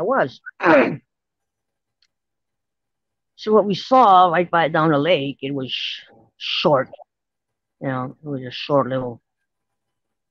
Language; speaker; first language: English; native; English